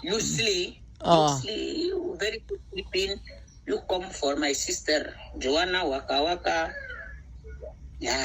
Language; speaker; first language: English; non-native, learner; Fang